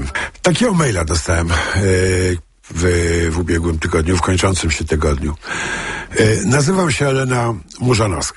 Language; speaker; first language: Polish; native; Polish